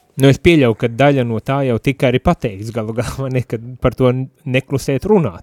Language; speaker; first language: Latvian; native; Latvian